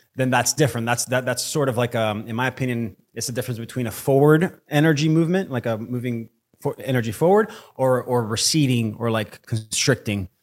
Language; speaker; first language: English; early bilingual, other home language; Portuguese